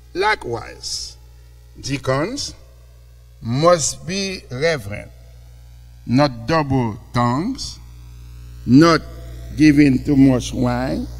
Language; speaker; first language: English; non-native, fluent; Haitian Creole